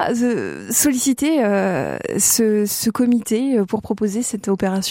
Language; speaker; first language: French; native; French